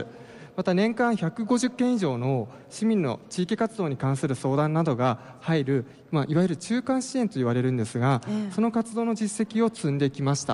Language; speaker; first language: Japanese; native; Japanese